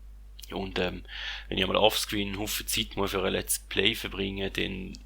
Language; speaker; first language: German; native; German